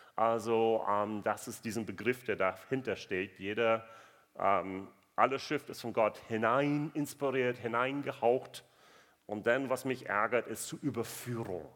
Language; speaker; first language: German; non-native, fluent; English